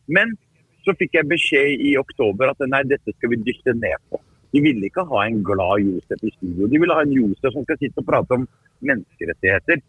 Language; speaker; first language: Norwegian; early bilingual, other home language; Arabic